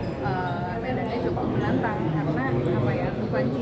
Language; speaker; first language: Indonesian; native; Indonesian